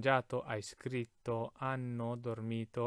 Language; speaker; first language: Italian; non-native, fluent; English